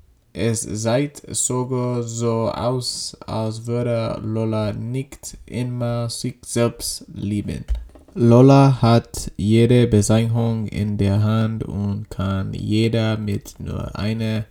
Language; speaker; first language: German; non-native, learner; English